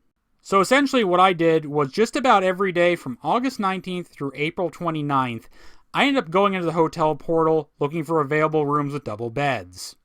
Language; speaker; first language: English; native; English